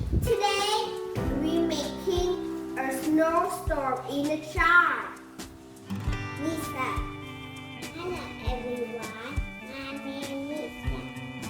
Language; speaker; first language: English; non-native, learner; Vietnamese